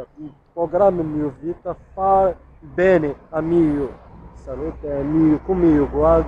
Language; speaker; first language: Italian; non-native, learner; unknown